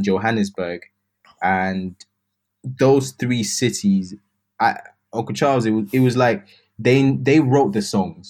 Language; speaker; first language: English; native; English